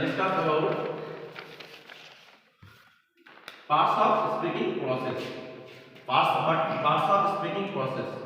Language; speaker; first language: English; non-native, local second language; Bangla